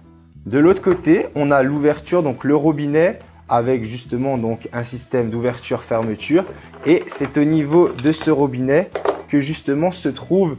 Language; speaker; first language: French; native; French